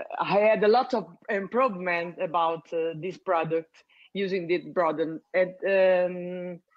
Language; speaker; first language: English; non-native, learner; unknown